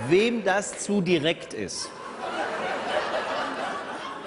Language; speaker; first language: German; native; German